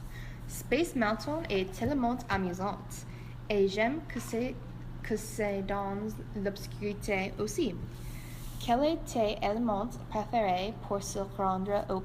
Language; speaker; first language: French; non-native, learner; English